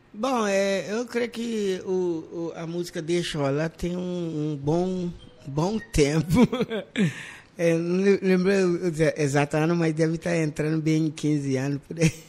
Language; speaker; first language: Portuguese; non-native, learner; English